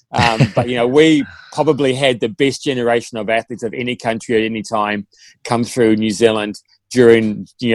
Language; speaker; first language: English; native; English